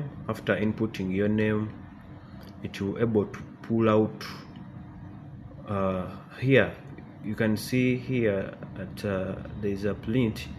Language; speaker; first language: English; non-native, local second language; Ganda